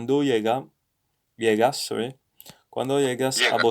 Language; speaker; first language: Spanish; non-native, learner; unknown